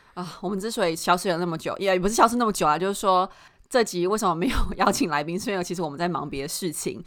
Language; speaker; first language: Chinese; native; Chinese